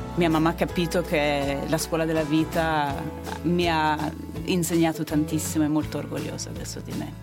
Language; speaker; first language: Italian; non-native, fluent; Swedish